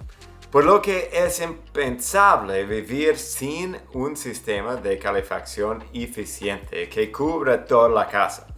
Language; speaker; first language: Spanish; non-native, fluent; English